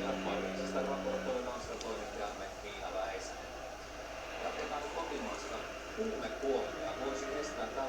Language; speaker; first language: Finnish; native; Finnish